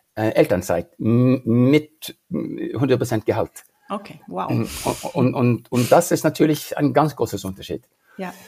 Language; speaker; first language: German; non-native, fluent; Norwegian